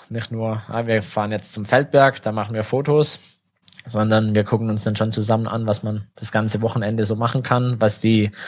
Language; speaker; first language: German; native; German